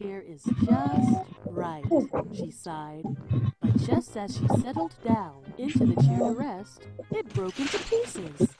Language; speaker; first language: English; non-native, fluent; Indonesian